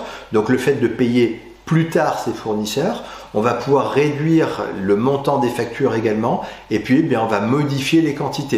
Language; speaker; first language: French; native; French